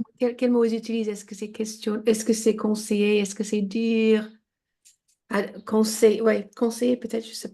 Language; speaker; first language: French; non-native, fluent; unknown